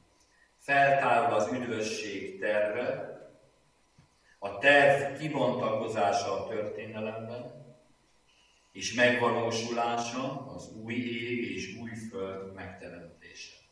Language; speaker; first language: Hungarian; native; Hungarian